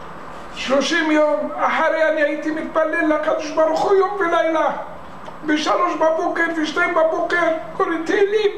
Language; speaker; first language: Hebrew; non-native, fluent; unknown